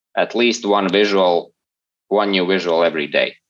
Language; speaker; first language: English; non-native, fluent; Latvian